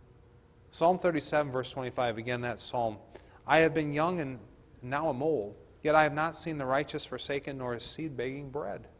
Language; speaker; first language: English; native; English